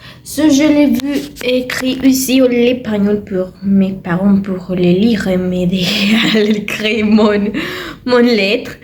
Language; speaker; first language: French; non-native, learner; Spanish